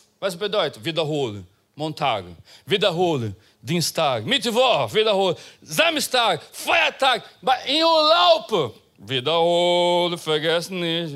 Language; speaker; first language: German; non-native, fluent; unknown